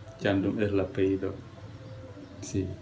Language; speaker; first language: Spanish; non-native, learner; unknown